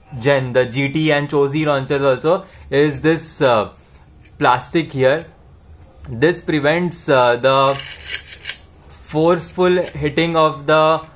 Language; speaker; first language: English; non-native, local second language; Hindi